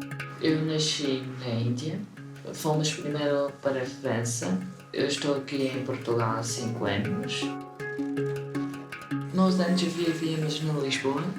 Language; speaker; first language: Portuguese; early bilingual, other home language; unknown